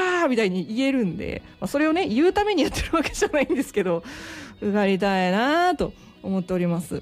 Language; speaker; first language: Japanese; native; Japanese